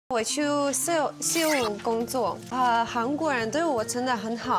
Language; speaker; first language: Chinese; non-native, fluent; Russian